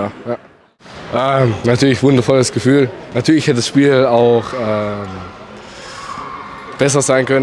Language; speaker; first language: German; native; German